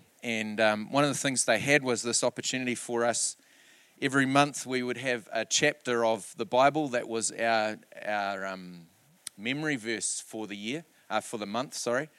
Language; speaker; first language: English; native; English